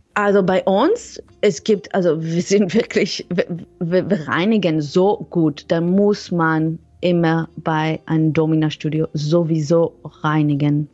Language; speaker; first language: German; non-native, fluent; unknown